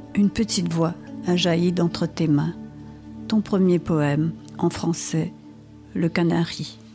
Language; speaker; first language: French; non-native, local second language; Morisyen